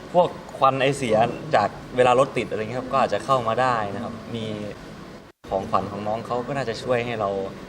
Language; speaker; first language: Thai; native; Thai